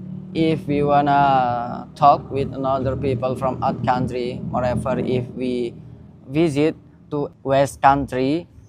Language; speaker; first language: English; non-native, learner; Indonesian